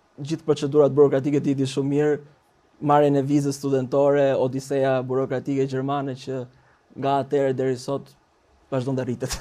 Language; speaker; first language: Albanian; native; Albanian